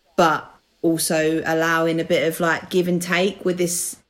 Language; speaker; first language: English; native; English